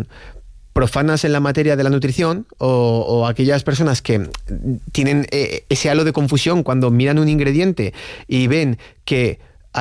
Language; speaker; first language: Spanish; native; Spanish